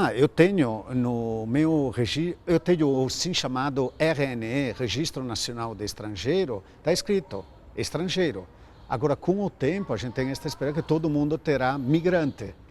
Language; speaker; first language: Portuguese; non-native, fluent; Italian